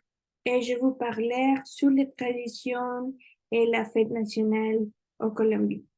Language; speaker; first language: French; non-native, learner; Spanish